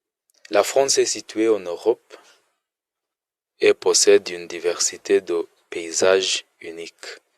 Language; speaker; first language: French; non-native, fluent; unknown